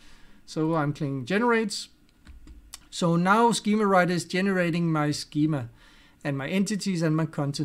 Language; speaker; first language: English; non-native, fluent; Danish